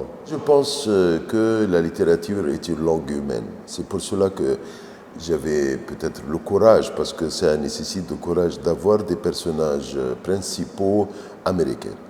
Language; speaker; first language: French; non-native, fluent; Arabic